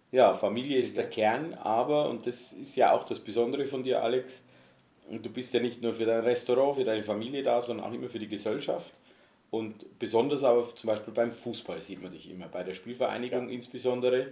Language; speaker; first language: German; native; German